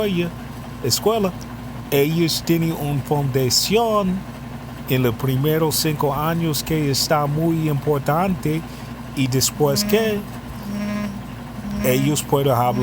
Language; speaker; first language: Spanish; non-native, learner; English